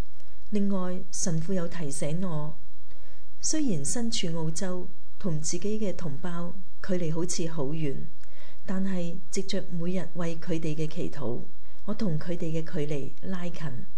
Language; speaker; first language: Chinese; native; Chinese